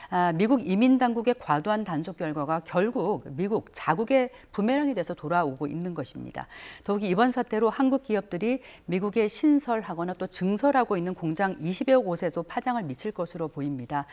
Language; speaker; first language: Korean; native; Korean